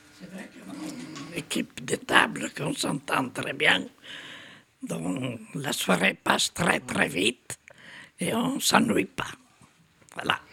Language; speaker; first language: French; early bilingual, other home language; Italian